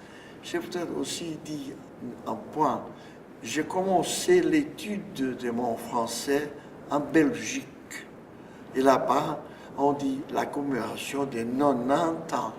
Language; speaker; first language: French; non-native, fluent; Portuguese